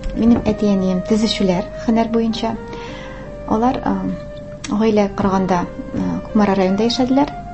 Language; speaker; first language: Tatar; non-native, local second language; Russian